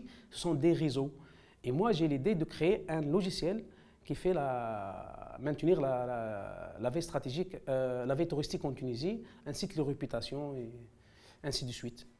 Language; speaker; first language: French; non-native, local second language; Arabic